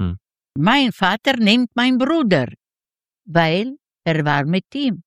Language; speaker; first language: German; non-native, fluent; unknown